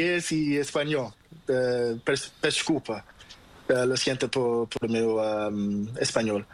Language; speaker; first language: Spanish; non-native, learner; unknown